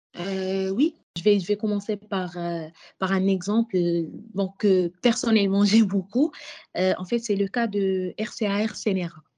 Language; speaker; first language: French; non-native, local second language; Arabic